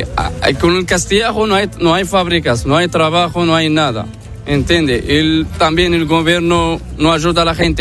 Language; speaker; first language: Spanish; non-native, learner; Arabic